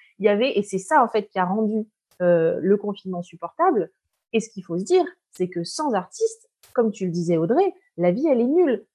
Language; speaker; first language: French; native; French